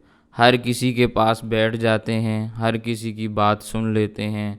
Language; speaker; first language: Urdu; native; Urdu